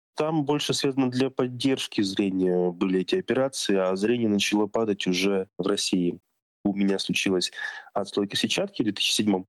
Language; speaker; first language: Russian; native; Russian